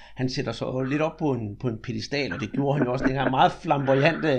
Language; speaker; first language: Danish; native; Danish